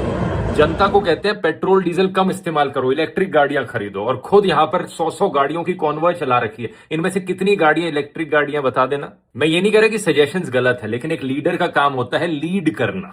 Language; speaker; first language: Hindi; native; Hindi